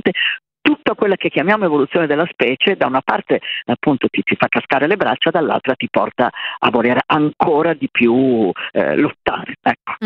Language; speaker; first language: Italian; native; Italian